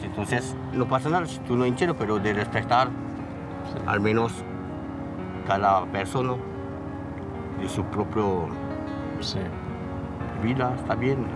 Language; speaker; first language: Spanish; non-native, learner; French